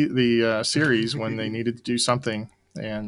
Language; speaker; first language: English; native; English